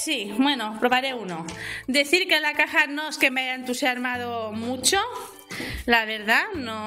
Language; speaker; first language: Spanish; native; Spanish